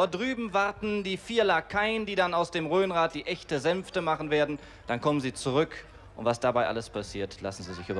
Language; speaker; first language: German; native; German